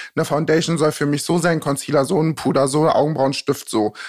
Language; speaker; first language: German; native; German